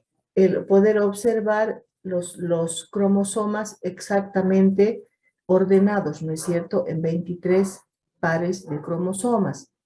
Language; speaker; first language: Spanish; native; Spanish